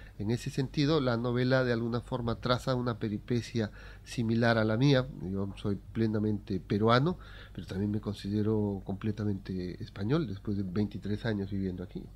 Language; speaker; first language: Spanish; native; Spanish